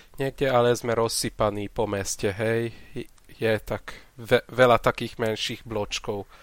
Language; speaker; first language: Slovak; non-native, local second language; Hungarian